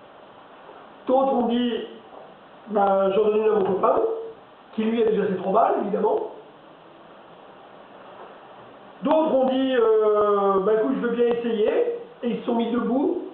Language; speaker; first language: French; native; French